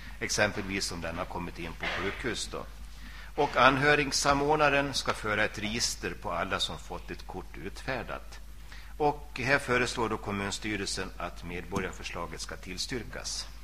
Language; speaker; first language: Swedish; native; Swedish